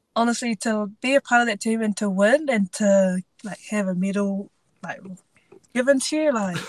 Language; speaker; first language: English; native; English